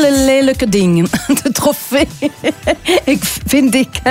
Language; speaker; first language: Dutch; non-native, local second language; French